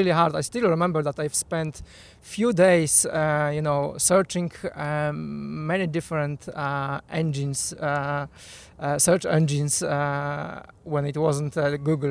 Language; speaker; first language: English; non-native, fluent; Polish